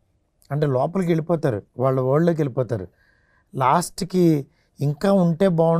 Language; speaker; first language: Telugu; native; Telugu